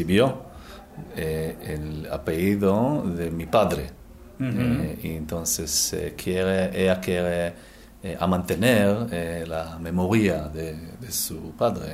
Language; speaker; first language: Spanish; non-native, learner; Hebrew